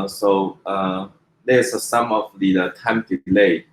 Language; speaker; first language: English; non-native, fluent; Chinese